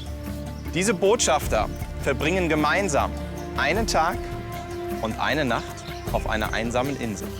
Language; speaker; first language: German; native; German